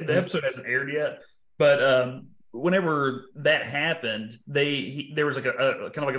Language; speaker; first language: English; native; English